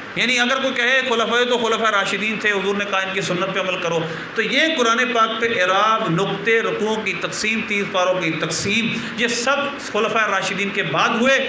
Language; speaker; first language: Urdu; non-native, local second language; Punjabi